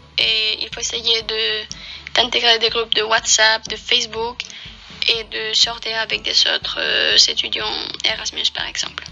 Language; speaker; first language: French; non-native, fluent; Spanish